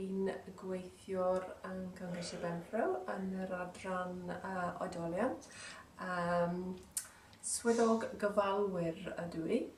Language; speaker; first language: Welsh; non-native, learner; English